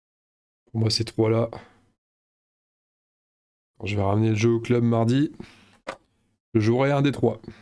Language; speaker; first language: French; native; French